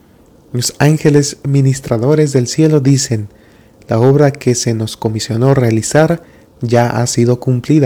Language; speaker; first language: Spanish; native; Spanish